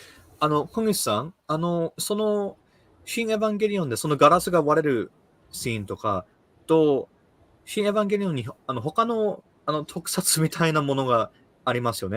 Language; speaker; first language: Japanese; early bilingual, heritage; Japanese